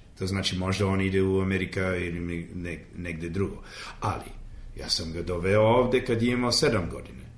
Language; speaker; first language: Serbian; early bilingual, heritage; Serbian